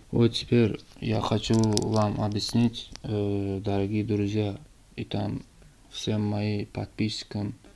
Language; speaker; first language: Russian; non-native, learner; Turkmen